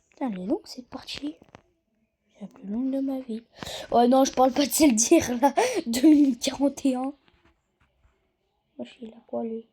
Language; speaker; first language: French; native; French